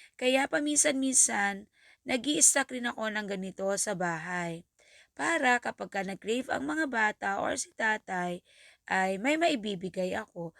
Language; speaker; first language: Filipino; non-native, local second language; Bikol